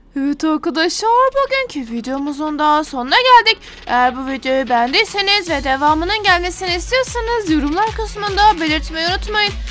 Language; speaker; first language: Turkish; native; Turkish